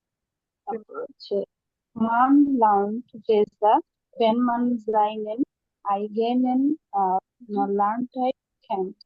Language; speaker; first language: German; non-native, learner; Bangla